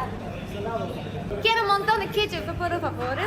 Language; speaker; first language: Spanish; non-native, learner; Japanese